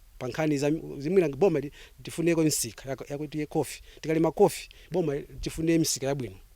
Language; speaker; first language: Nyanja; non-native, local second language; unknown